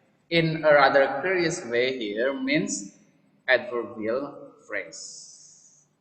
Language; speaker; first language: English; non-native, fluent; Indonesian